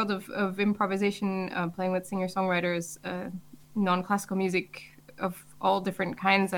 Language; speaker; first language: English; native; English